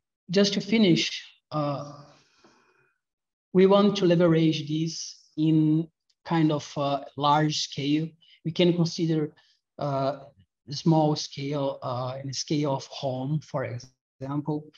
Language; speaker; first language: English; non-native, fluent; Portuguese